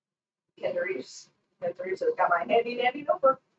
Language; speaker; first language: English; native; English